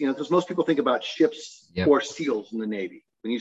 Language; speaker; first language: English; native; English